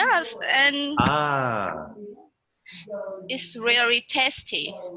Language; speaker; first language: English; non-native, learner; Vietnamese